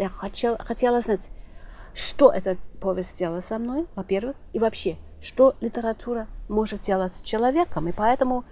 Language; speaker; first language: Russian; non-native, fluent; German